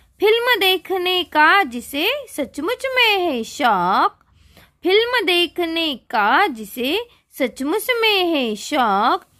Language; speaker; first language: Hindi; non-native, local second language; Marathi